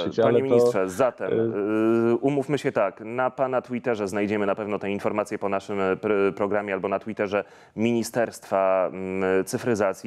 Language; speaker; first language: Polish; native; Polish